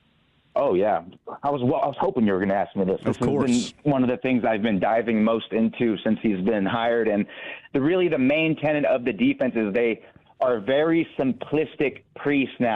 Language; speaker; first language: English; native; English